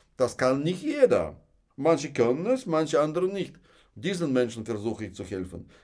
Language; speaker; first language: German; non-native, fluent; Russian